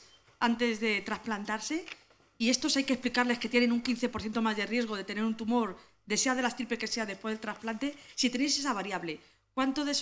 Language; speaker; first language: Spanish; native; Spanish